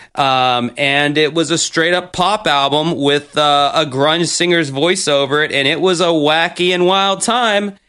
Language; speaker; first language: English; native; English